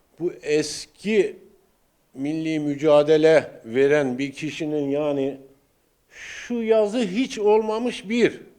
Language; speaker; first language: Turkish; native; Turkish